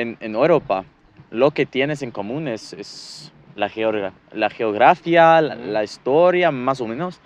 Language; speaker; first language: Spanish; non-native, fluent; English